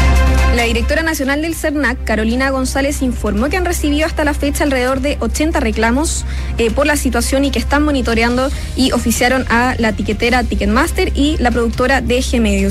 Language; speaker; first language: Spanish; native; Spanish